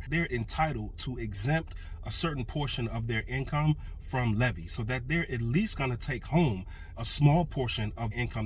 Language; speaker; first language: English; native; English